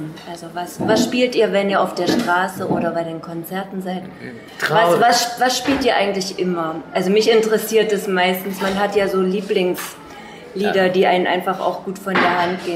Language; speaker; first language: German; native; German